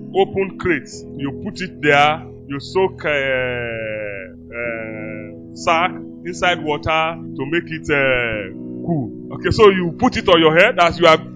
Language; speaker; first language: English; non-native, local second language; Yoruba